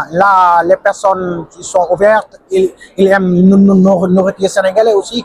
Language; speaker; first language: French; non-native, local second language; Wolof